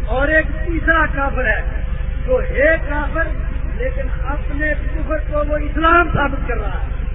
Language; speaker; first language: Urdu; non-native, local second language; Punjabi